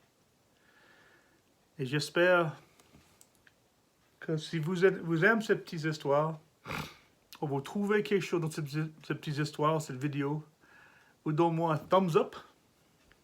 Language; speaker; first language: French; non-native, learner; English